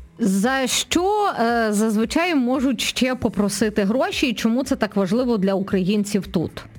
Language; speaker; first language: Ukrainian; native; Ukrainian